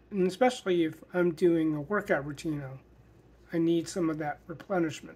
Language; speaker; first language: English; native; English